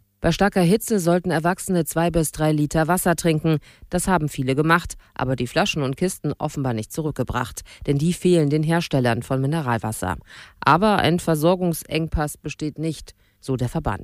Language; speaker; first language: German; native; German